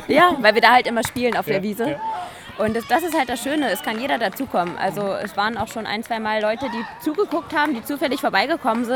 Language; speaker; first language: German; native; German